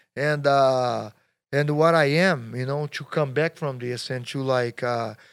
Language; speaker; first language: English; non-native, learner; Portuguese